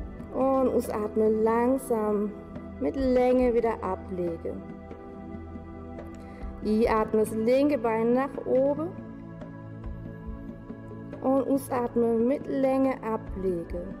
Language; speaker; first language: German; non-native, fluent; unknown